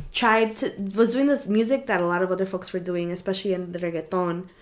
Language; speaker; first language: English; early bilingual, other home language; Spanish